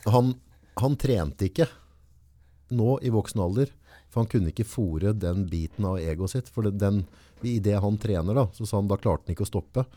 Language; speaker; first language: Norwegian; native; Norwegian